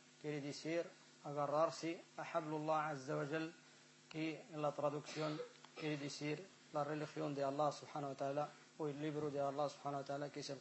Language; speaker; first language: Spanish; non-native, fluent; Arabic